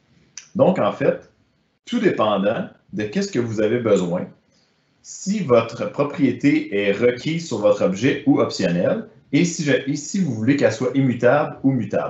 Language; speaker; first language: French; native; French